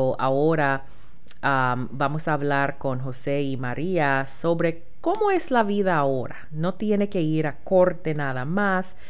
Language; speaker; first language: Spanish; non-native, learner; English